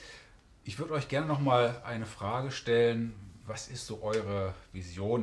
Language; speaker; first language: German; native; German